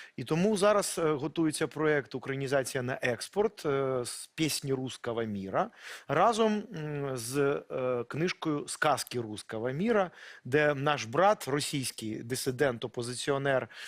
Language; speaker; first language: Ukrainian; non-native, local second language; Russian